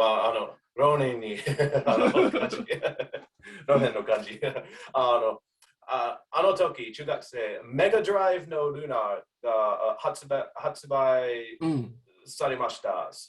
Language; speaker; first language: Japanese; non-native, learner; English